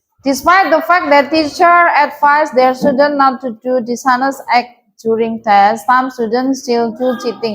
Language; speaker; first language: English; non-native, fluent; Indonesian